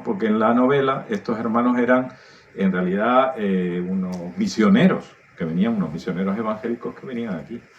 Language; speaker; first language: Spanish; native; Spanish